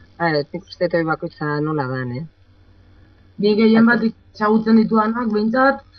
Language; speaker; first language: Basque; non-native, local second language; Spanish